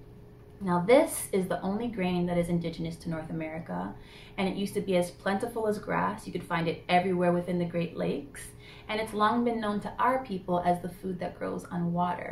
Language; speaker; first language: English; native; English